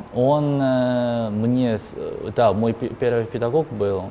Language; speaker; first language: Russian; non-native, learner; Korean